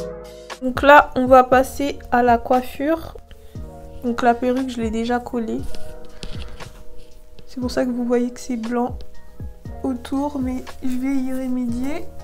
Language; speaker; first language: French; native; French